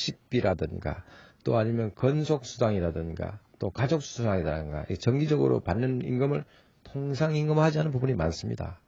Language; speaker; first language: Korean; native; Korean